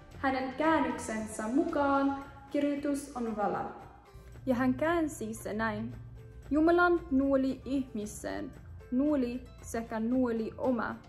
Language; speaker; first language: Finnish; non-native, learner; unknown